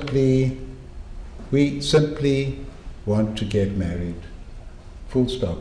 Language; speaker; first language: English; native; English